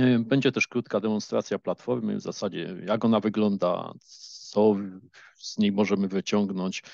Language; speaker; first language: Polish; native; Polish